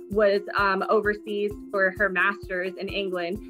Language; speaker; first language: English; native; English